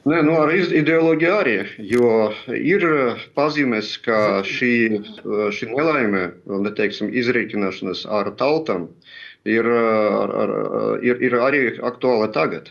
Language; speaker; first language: Latvian; non-native, local second language; Russian